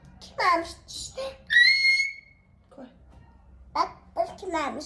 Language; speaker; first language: Turkish; early bilingual, heritage; Turkish